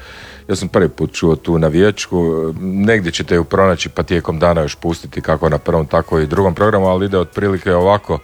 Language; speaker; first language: Serbian; native; Serbian